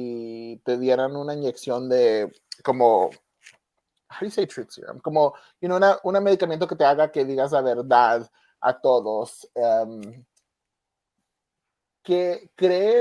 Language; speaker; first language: Spanish; early bilingual, heritage; Spanish